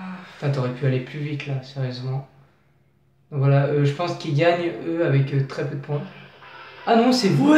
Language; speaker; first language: French; native; French